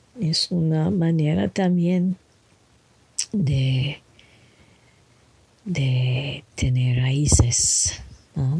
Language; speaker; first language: Spanish; non-native, learner; English